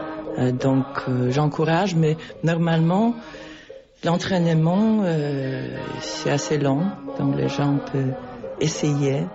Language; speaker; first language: French; non-native, fluent; Polish